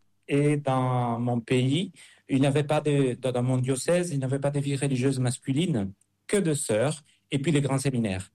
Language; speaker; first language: French; non-native, fluent; Spanish